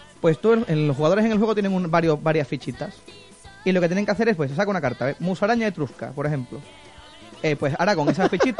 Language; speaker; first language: Spanish; native; Spanish